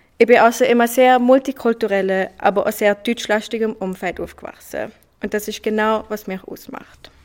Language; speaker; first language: German; early bilingual, other home language; Swiss German